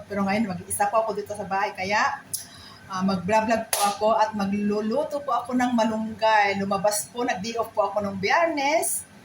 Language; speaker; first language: Filipino; native; Filipino